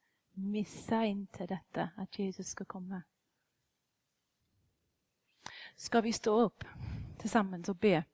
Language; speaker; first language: Swedish; non-native, fluent; English